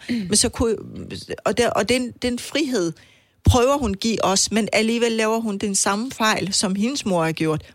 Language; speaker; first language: Danish; non-native, fluent; Persian